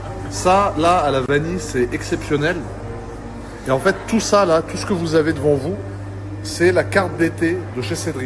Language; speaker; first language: French; native; French